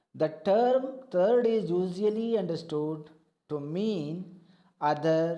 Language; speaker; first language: English; non-native, local second language; Kannada